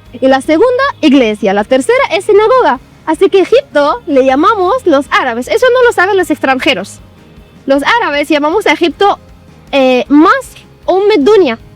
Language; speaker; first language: Spanish; non-native, fluent; Arabic